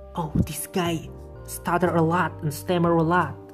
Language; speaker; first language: English; non-native, fluent; Indonesian